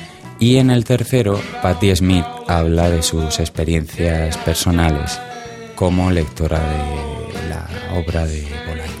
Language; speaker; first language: Spanish; native; Spanish